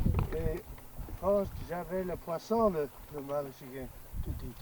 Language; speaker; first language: French; non-native, learner; English